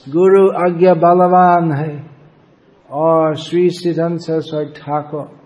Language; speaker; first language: Hindi; non-native, fluent; English